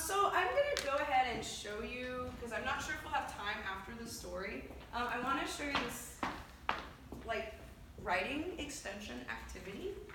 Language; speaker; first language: English; native; English